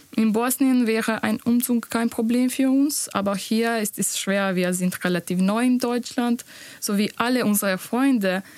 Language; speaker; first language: German; non-native, learner; Bosnian